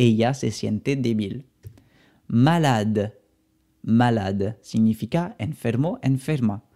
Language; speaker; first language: Spanish; non-native, fluent; French